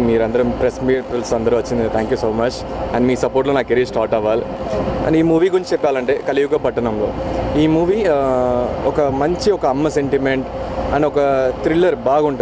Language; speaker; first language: Telugu; non-native, learner; Tamil